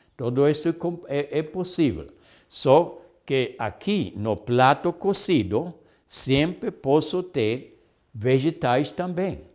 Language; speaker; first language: Portuguese; non-native, fluent; Spanish